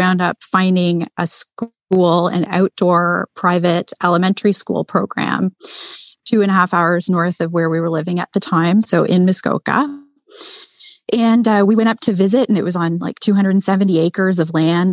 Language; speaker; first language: English; native; English